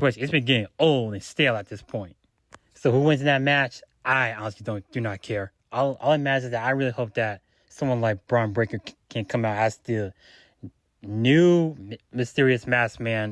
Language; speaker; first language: English; native; English